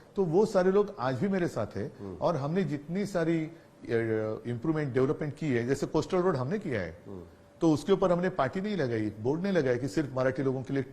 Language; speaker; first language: Hindi; non-native, local second language; Marathi